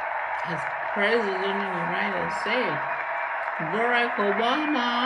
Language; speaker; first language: English; non-native, learner; Persian